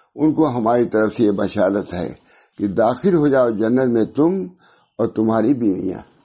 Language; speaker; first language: Urdu; native; Urdu